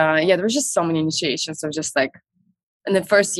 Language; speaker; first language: English; non-native, fluent; Russian